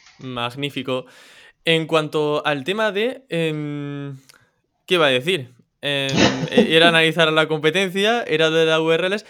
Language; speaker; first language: Spanish; native; Spanish